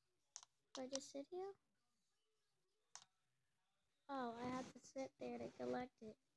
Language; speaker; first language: English; native; English